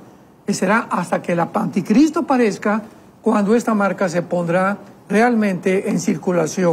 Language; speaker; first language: Spanish; native; Spanish